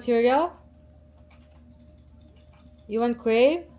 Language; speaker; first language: English; non-native, local second language; Filipino